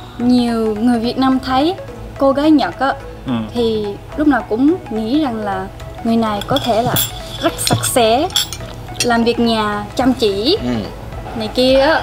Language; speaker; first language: Vietnamese; non-native, learner; Japanese